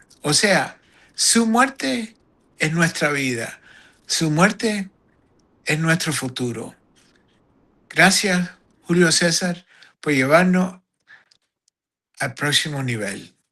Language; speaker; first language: Spanish; non-native, fluent; English